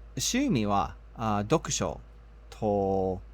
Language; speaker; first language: Japanese; non-native, learner; English